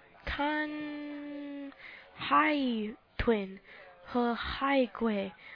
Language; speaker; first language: Chinese; non-native, learner; English